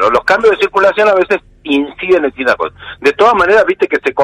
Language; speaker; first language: Spanish; native; Spanish